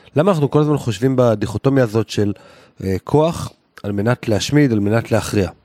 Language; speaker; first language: Hebrew; native; Hebrew